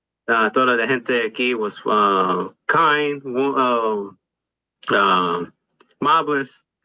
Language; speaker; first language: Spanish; non-native, learner; English